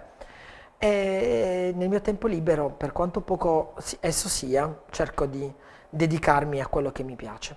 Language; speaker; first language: Italian; native; Italian